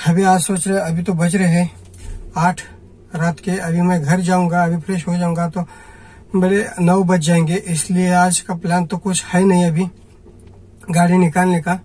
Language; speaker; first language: Hindi; non-native, local second language; Marathi